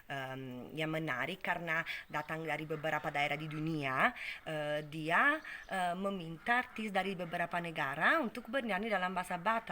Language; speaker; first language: Indonesian; non-native, fluent; Italian